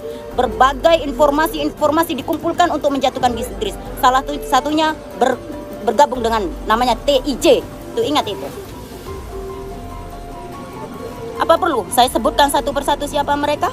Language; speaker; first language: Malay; non-native, local second language; Javanese